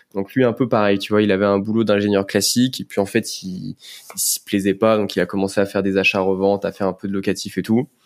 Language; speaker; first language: French; native; French